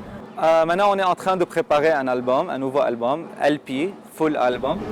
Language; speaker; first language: French; non-native, local second language; Arabic